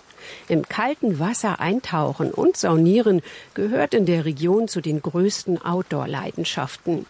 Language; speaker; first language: German; native; German